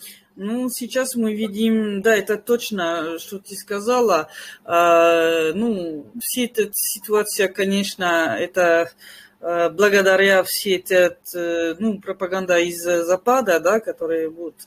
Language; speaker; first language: Russian; non-native, fluent; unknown